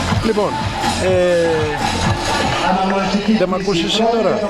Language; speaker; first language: Greek; native; Greek